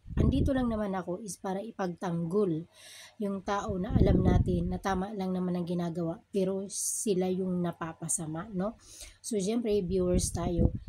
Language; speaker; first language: Filipino; native; Filipino